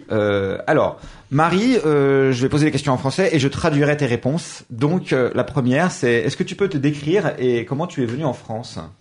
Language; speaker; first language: French; native; French